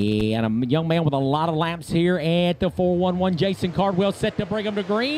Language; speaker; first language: English; native; English